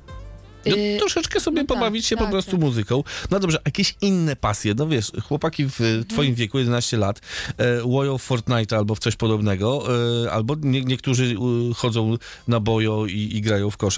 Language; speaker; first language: Polish; native; Polish